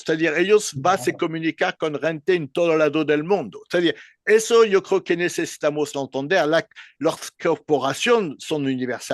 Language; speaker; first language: Spanish; non-native, learner; French